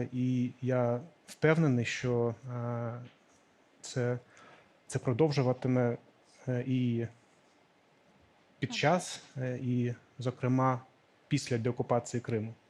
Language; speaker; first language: Ukrainian; non-native, fluent; Estonian